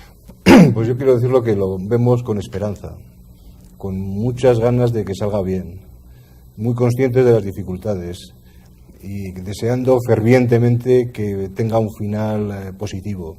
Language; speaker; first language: Spanish; native; Spanish